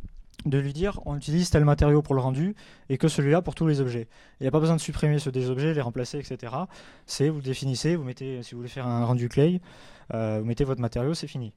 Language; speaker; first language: French; native; French